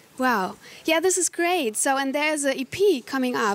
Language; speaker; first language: English; non-native, fluent; German